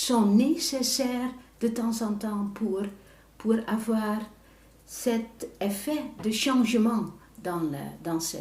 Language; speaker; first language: French; non-native, fluent; Dutch